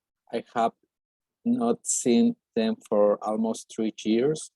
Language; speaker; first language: English; non-native, learner; Spanish